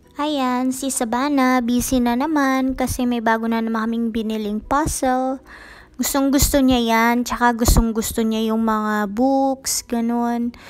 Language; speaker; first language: Filipino; non-native, local second language; Hiligaynon